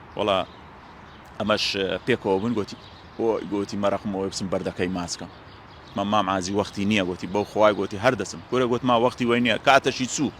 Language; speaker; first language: Central Kurdish; native; Central Kurdish